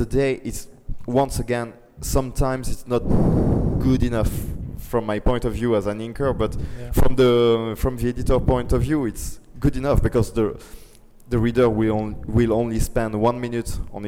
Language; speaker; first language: English; non-native, fluent; French